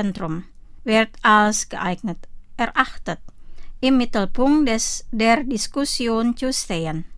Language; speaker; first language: German; non-native, fluent; Indonesian